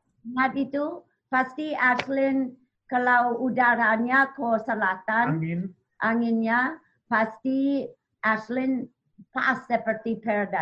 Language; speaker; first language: Indonesian; non-native, learner; English